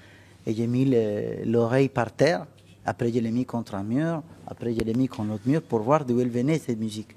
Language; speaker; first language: French; non-native, fluent; Spanish